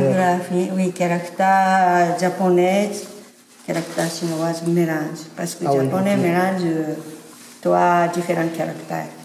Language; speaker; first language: French; non-native, learner; Japanese